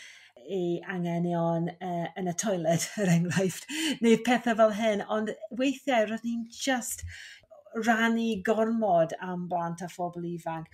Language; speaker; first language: Welsh; non-native, fluent; English